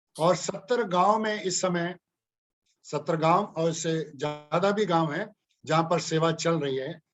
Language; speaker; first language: Hindi; non-native, local second language; Punjabi